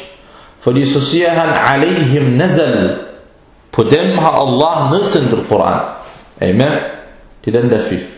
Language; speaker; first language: Danish; early bilingual, other home language; Arabic